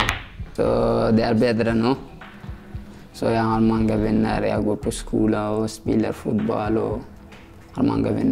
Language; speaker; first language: Norwegian; early bilingual, other home language; Persian